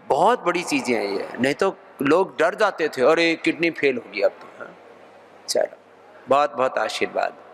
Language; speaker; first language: Hindi; native; Hindi